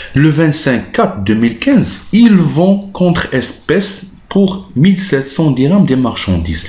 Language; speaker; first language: French; non-native, local second language; Arabic